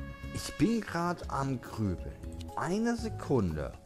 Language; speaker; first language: German; native; German